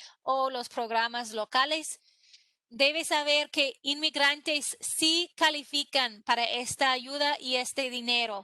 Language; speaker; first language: Spanish; non-native, fluent; English